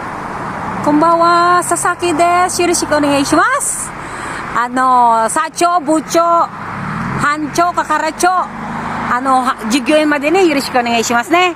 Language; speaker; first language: Japanese; non-native, learner; Filipino